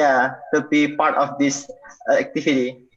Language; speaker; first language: English; non-native, fluent; Indonesian